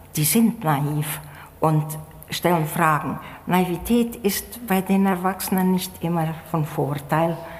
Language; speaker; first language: German; native; German